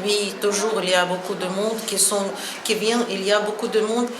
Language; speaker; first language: French; non-native, learner; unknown